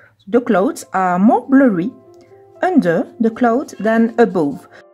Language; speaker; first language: English; non-native, fluent; French